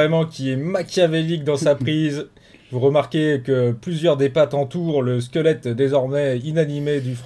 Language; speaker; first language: French; native; French